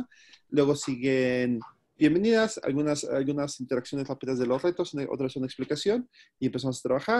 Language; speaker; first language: Spanish; native; Spanish